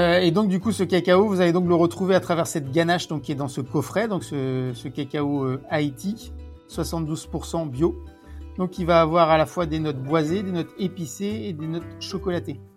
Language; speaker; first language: French; native; French